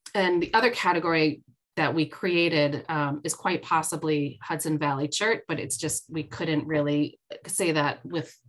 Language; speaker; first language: English; native; English